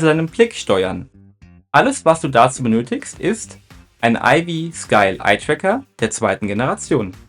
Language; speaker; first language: German; native; German